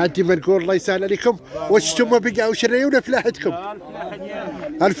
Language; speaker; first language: Arabic; native; Arabic